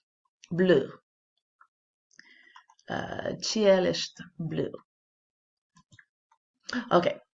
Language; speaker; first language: Albanian; non-native, learner; English